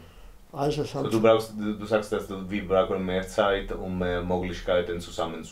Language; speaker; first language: German; non-native, learner; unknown